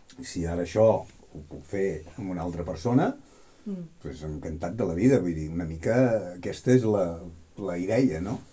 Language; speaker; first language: Catalan; native; Catalan